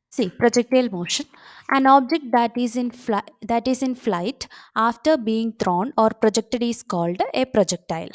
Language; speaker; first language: English; non-native, local second language; Malayalam